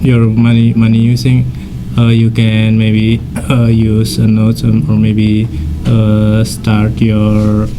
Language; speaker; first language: English; non-native, fluent; Indonesian